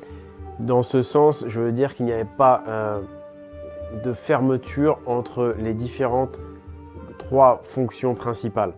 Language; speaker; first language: French; native; French